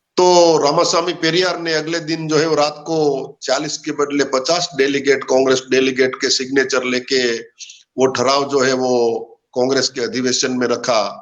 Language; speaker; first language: Hindi; non-native, local second language; Gujarati